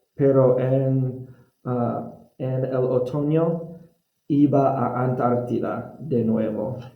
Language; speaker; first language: Spanish; non-native, fluent; English